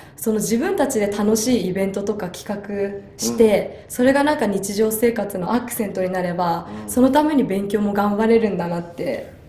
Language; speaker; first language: Japanese; native; Japanese